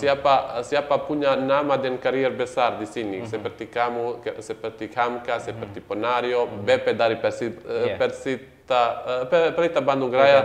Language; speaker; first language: Indonesian; non-native, learner; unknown